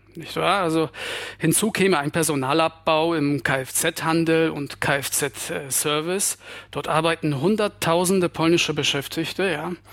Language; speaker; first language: German; non-native, fluent; Polish